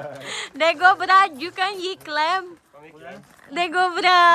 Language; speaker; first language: Norwegian; non-native, learner; Indonesian